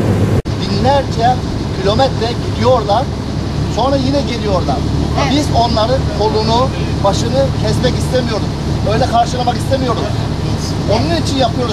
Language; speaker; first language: Turkish; non-native, learner; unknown